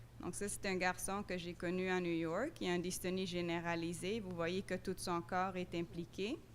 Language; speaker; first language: French; non-native, fluent; Dutch